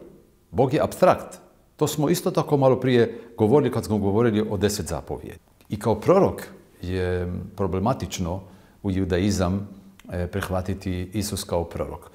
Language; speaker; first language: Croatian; non-native, fluent; Hebrew